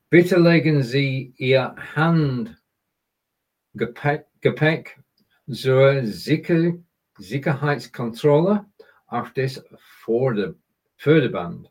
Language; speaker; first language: German; non-native, learner; English